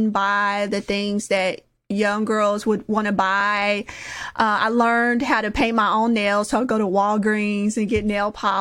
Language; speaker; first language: English; native; English